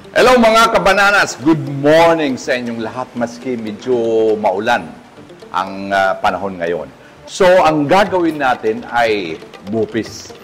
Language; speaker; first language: Filipino; non-native, local second language; Bikol